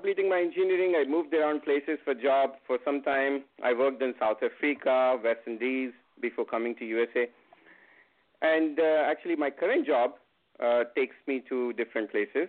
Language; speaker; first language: English; non-native, local second language; Hindi